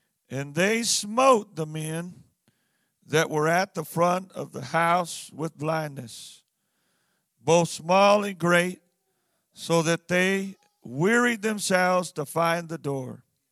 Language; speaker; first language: English; native; English